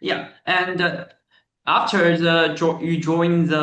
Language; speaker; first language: English; non-native, learner; Chinese